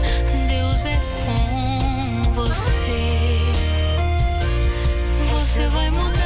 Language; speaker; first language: Portuguese; native; Portuguese